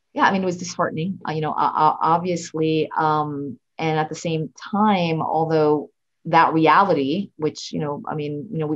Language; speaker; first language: English; native; English